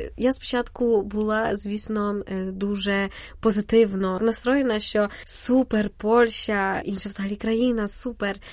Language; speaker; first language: Ukrainian; native; Ukrainian